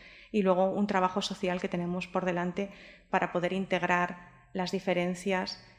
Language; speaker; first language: Spanish; native; Spanish